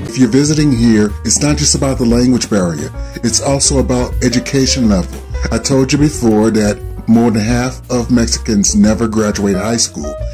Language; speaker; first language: English; native; English